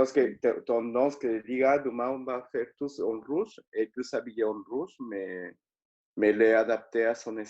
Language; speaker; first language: French; non-native, fluent; Spanish